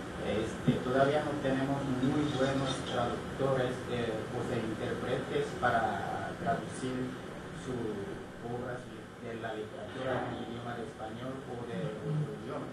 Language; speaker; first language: Spanish; non-native, learner; Korean